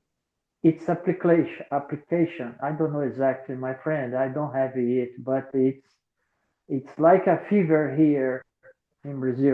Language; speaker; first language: English; non-native, learner; Portuguese